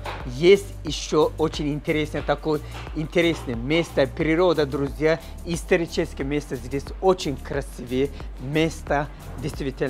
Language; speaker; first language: Russian; non-native, fluent; Turkish